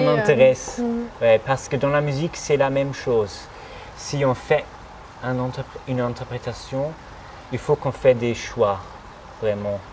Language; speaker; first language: French; non-native, fluent; German